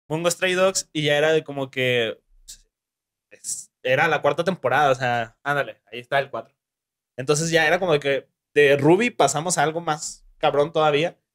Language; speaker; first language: Spanish; native; Spanish